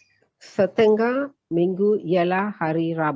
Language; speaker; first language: Indonesian; non-native, learner; Tamil